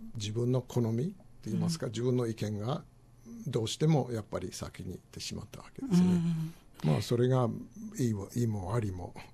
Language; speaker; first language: Japanese; non-native, fluent; English